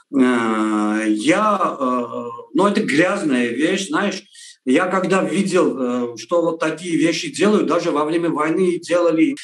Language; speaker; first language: Russian; non-native, local second language; Armenian